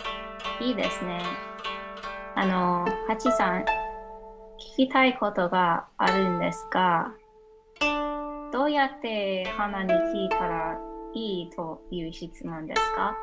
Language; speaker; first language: Japanese; non-native, learner; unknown